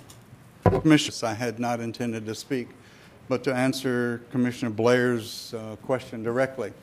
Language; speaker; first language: English; native; English